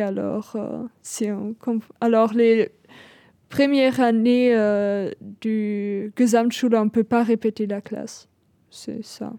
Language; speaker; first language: French; non-native, fluent; German